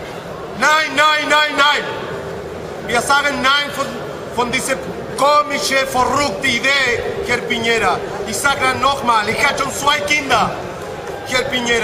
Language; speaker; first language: German; non-native, learner; Spanish